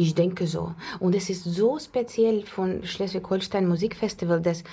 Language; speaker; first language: German; non-native, learner; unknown